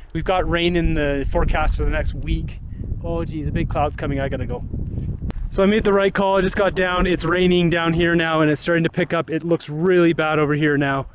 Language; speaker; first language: English; native; English